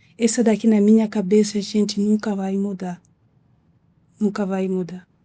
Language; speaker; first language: Portuguese; non-native, learner; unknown